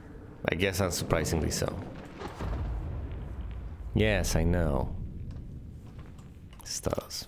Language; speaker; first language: English; native; English